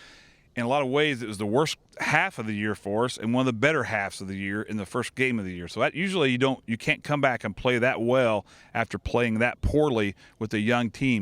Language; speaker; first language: English; native; English